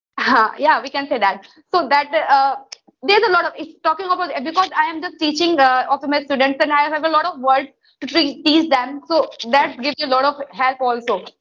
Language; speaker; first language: English; non-native, local second language; Hindi